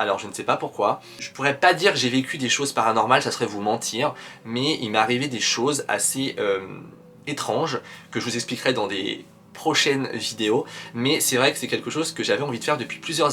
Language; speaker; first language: French; native; French